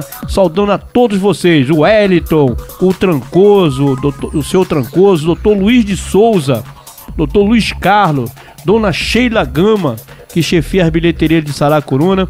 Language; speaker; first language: Portuguese; native; Portuguese